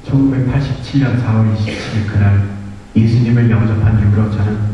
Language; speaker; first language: Korean; early bilingual, heritage; Korean